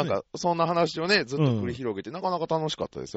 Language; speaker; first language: Japanese; native; Japanese